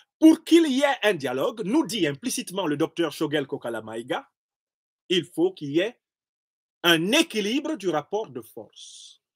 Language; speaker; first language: French; non-native, local second language; Basaa